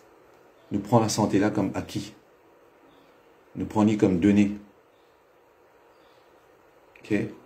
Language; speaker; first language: French; non-native, local second language; Morisyen